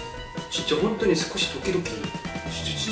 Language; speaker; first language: Japanese; non-native, learner; Korean